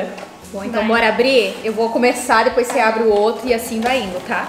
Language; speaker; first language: Portuguese; native; Portuguese